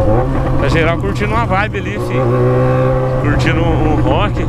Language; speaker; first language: Portuguese; native; Portuguese